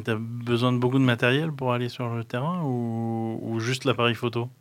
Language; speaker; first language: French; native; French